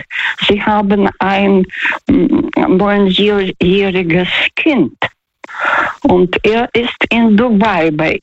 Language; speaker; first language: German; non-native, fluent; Russian